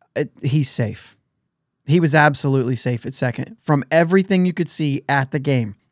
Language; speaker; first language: English; native; English